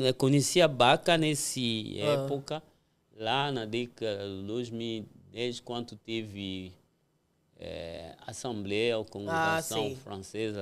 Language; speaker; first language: Portuguese; non-native, fluent; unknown